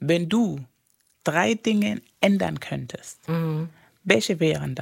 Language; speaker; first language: German; non-native, fluent; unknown